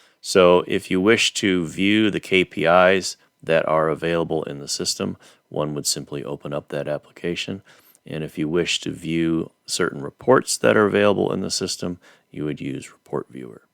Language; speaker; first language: English; native; English